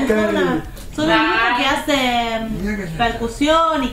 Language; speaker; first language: Spanish; native; Spanish